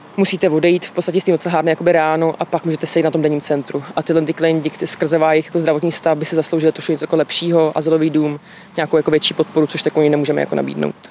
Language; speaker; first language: Czech; native; Czech